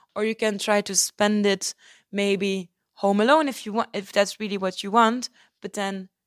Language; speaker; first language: English; non-native, fluent; Dutch